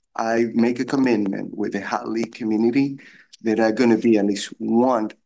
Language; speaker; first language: English; non-native, fluent; Spanish